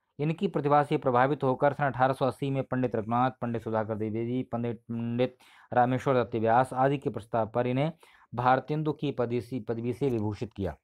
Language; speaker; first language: Hindi; native; Hindi